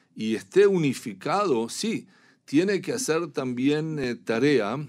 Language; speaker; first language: Spanish; native; Spanish